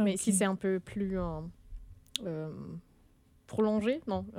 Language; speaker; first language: French; non-native, fluent; German